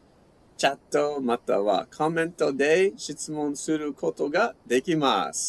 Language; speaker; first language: Japanese; non-native, learner; English